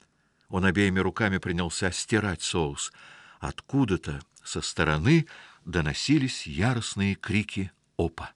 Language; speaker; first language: Russian; native; Russian